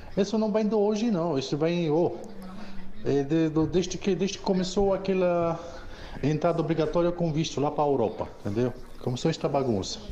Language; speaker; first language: Portuguese; non-native, fluent; French